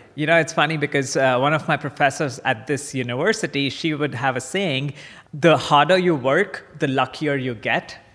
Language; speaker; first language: English; non-native, local second language; Bangla